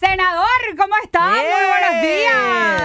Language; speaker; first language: Spanish; native; Spanish